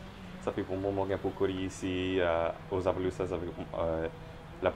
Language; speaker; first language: French; non-native, learner; English